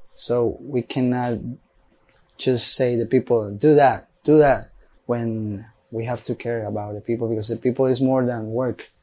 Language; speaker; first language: English; non-native, learner; Spanish